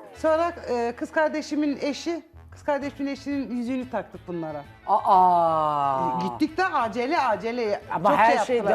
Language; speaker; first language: Turkish; native; Turkish